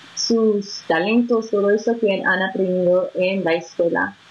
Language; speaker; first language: Spanish; non-native, fluent; Portuguese